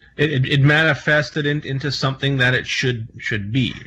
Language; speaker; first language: English; native; English